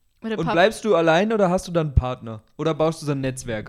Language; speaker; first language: German; native; German